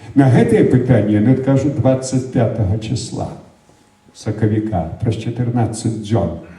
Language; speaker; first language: Belarusian; native; Belarusian